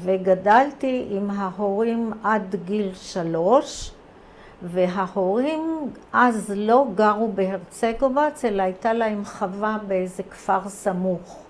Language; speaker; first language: Hebrew; early bilingual, other home language; Croatian